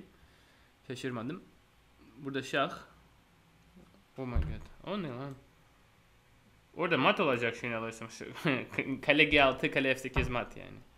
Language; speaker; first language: Turkish; non-native, fluent; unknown